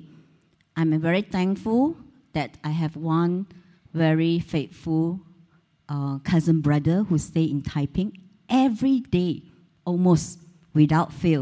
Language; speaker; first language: English; non-native, local second language; Cantonese